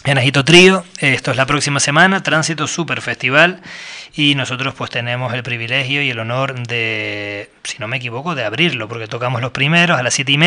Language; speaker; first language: Spanish; native; Spanish